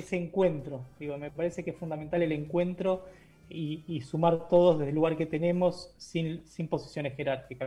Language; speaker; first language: Spanish; native; Spanish